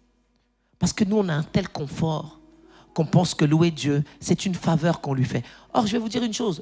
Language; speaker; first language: French; native; French